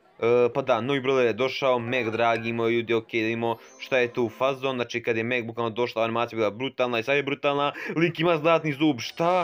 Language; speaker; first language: Serbian; native; Serbian